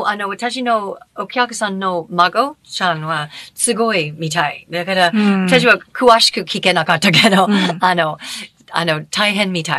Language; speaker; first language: Japanese; non-native, fluent; English